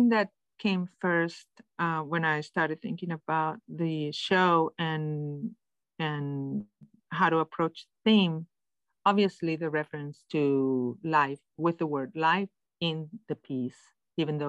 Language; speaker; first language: English; non-native, fluent; Spanish